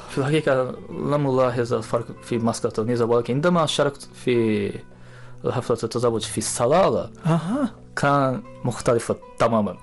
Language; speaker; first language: Arabic; non-native, learner; Japanese